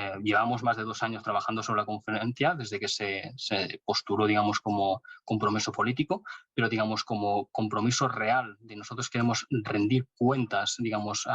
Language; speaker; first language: Spanish; native; Spanish